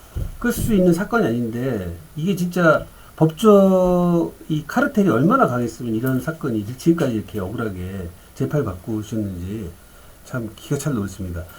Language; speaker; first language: Korean; native; Korean